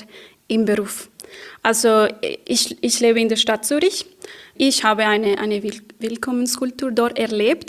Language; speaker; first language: German; non-native, fluent; Spanish